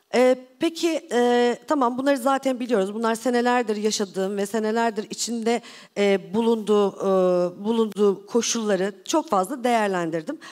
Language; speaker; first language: Turkish; native; Turkish